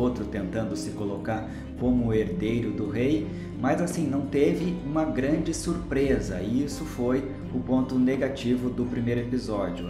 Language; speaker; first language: Portuguese; native; Portuguese